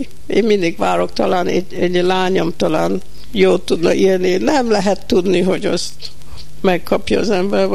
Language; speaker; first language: Hungarian; early bilingual, heritage; Hungarian